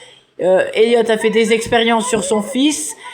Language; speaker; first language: French; native; French